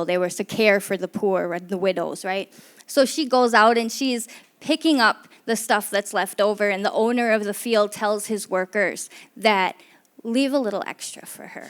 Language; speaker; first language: English; native; English